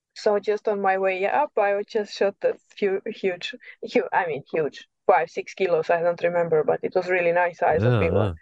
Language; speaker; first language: English; non-native, learner; Serbian